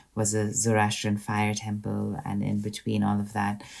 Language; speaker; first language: English; non-native, local second language; Hindi